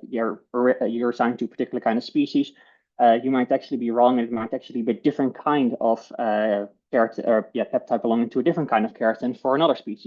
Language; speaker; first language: English; non-native, fluent; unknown